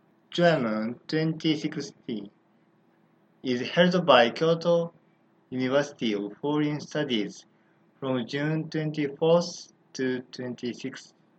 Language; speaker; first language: English; non-native, learner; Japanese